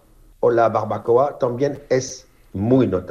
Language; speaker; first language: Spanish; non-native, fluent; French